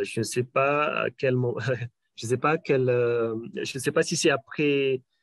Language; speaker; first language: French; non-native, local second language; Malagasy